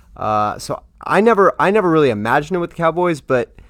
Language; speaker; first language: English; native; English